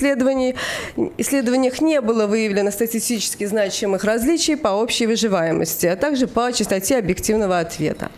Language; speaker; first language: Russian; native; Russian